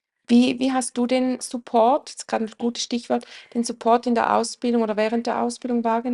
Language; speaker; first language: German; native; German